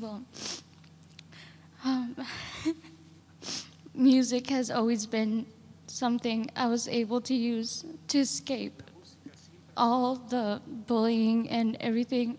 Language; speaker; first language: English; native; English